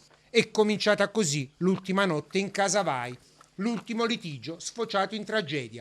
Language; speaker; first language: Italian; native; Italian